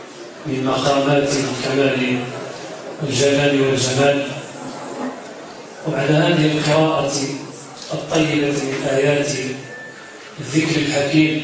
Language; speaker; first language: Arabic; native; Arabic